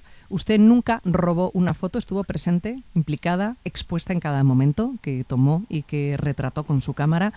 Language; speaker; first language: Spanish; native; Spanish